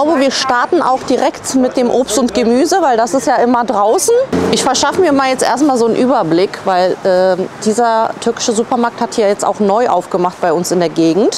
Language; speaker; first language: German; native; German